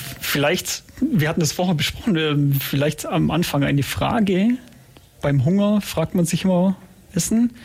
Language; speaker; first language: German; native; German